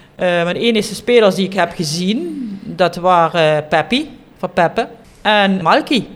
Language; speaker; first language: Dutch; native; Dutch